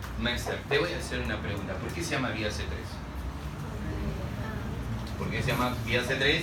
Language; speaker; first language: Spanish; native; Spanish